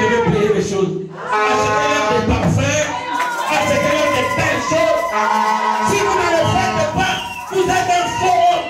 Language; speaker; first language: French; non-native, local second language; Lingala